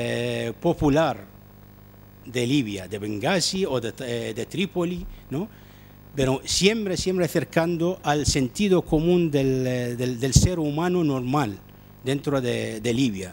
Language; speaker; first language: Spanish; non-native, fluent; Arabic